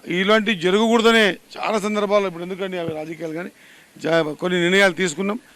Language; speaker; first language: Telugu; native; Telugu